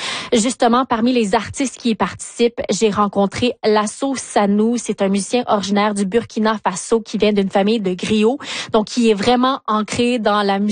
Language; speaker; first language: French; native; French